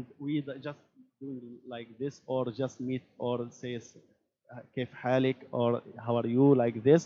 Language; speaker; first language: English; non-native, learner; Arabic